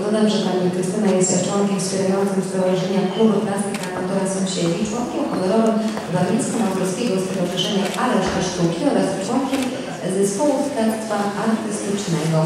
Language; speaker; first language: Polish; native; Polish